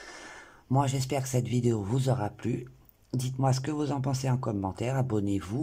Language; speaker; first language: French; native; French